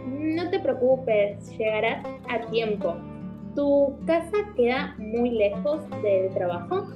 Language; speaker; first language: Spanish; native; Spanish